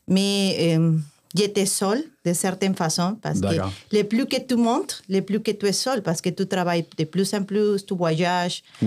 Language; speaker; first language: French; non-native, fluent; Spanish